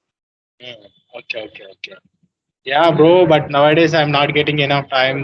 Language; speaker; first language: English; non-native, learner; Telugu